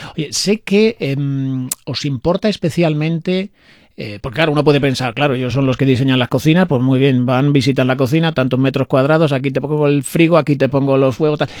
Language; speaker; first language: Spanish; native; Spanish